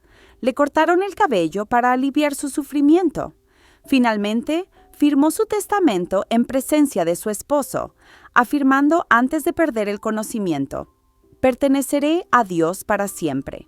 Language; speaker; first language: Spanish; native; Spanish